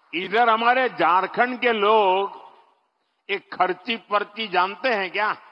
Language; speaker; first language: Hindi; non-native, local second language; Gujarati